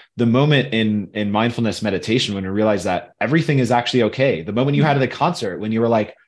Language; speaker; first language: English; native; English